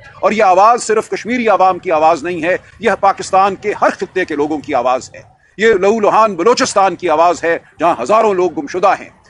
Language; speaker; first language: Urdu; native; Urdu